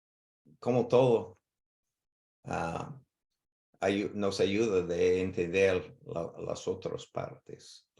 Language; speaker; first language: Spanish; non-native, learner; English